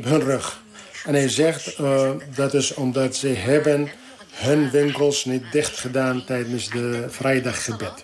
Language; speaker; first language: Dutch; non-native, fluent; Arabic